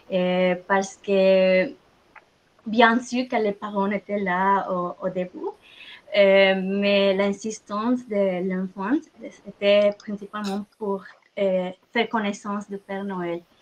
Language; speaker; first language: French; non-native, fluent; Spanish